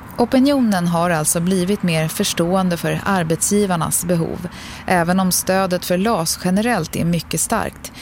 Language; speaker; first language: Swedish; native; Swedish